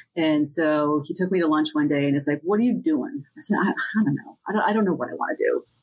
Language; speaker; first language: English; native; English